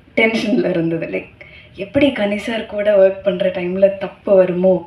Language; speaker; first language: Tamil; non-native, fluent; Malayalam